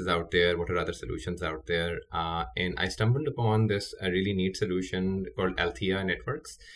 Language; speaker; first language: English; non-native, local second language; Urdu